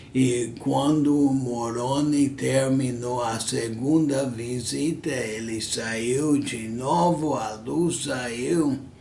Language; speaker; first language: Portuguese; non-native, fluent; English